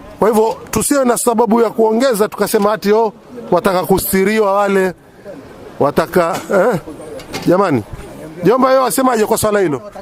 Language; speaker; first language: Swahili; native; Swahili